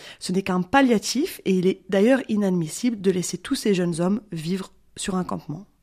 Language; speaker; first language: French; native; French